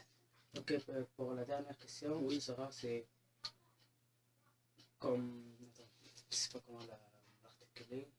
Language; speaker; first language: French; non-native, fluent; Arabic